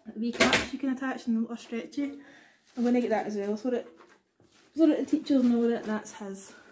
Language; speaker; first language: English; native; English